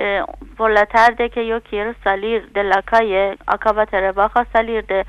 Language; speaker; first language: Spanish; non-native, learner; Persian